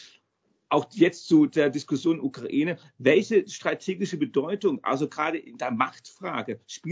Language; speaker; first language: German; native; German